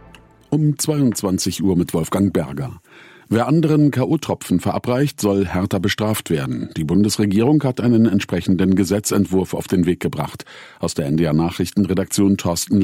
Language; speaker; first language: German; native; German